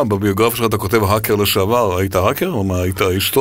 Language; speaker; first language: Hebrew; native; Hebrew